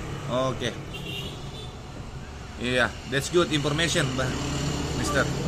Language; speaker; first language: English; non-native, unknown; Indonesian